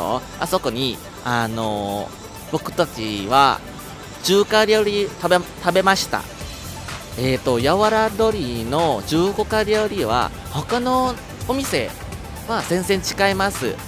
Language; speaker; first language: Japanese; non-native, learner; Thai